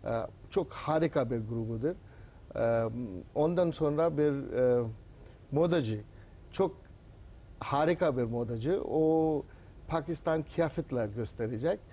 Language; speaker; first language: Turkish; non-native, learner; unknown